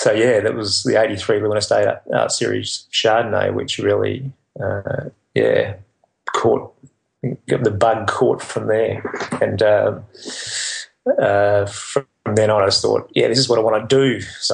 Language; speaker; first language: English; native; English